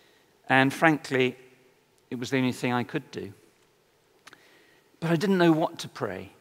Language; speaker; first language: English; native; English